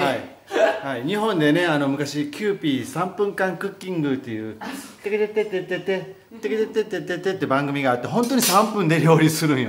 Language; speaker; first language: Japanese; native; Japanese